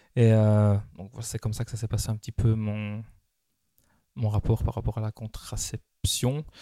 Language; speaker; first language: French; native; French